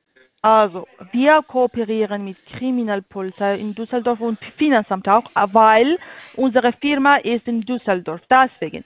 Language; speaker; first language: German; non-native, learner; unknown